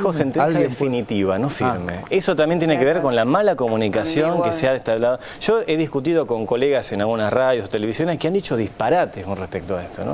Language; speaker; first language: Spanish; native; Spanish